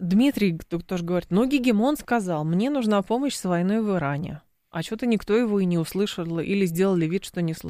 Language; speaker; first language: Russian; native; Russian